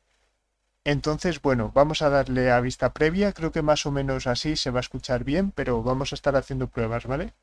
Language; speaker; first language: Spanish; native; Spanish